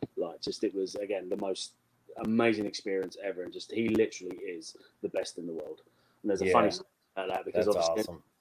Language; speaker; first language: English; native; English